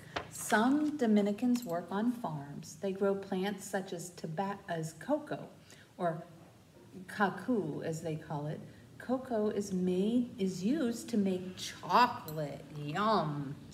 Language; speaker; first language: English; native; English